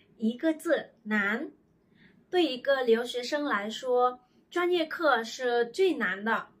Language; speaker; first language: Chinese; non-native, fluent; Vietnamese